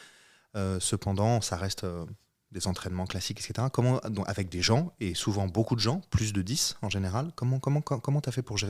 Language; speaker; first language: French; native; French